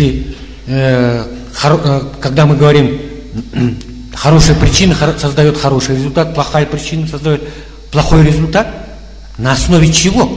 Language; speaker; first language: Russian; native; Russian